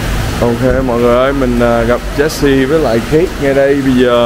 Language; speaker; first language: Vietnamese; early bilingual, heritage; Vietnamese